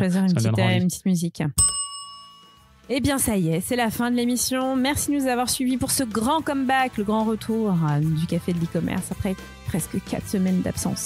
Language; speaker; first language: French; native; French